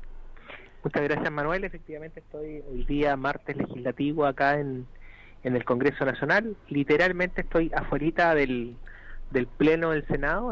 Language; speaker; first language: Spanish; native; Spanish